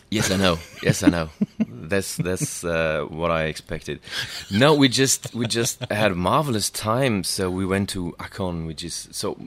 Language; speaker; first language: English; non-native, fluent; German